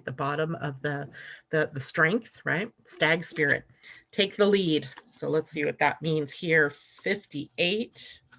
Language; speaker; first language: English; native; English